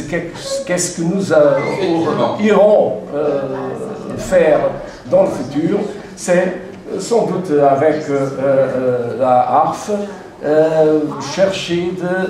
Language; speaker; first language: French; non-native, fluent; Portuguese